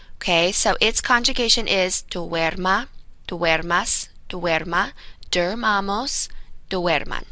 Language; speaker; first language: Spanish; non-native, fluent; English